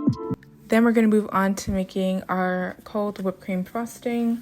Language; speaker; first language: English; native; English